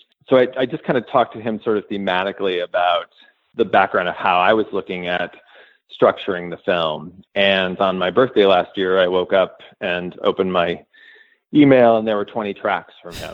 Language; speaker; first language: English; native; English